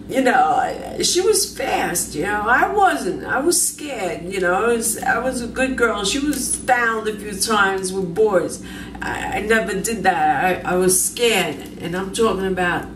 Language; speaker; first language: English; native; English